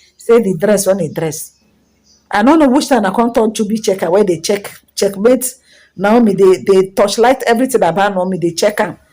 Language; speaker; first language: Nigerian Pidgin; native; Nigerian Pidgin